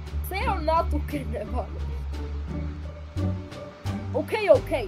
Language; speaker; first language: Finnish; non-native, learner; Estonian